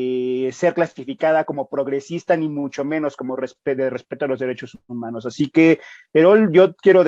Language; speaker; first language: Spanish; native; Spanish